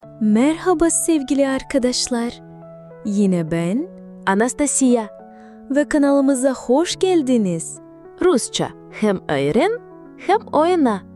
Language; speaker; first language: Turkish; non-native, fluent; Russian